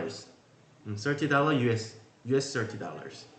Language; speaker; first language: English; non-native, learner; Korean